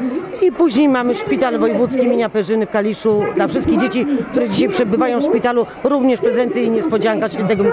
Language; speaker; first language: Polish; native; Polish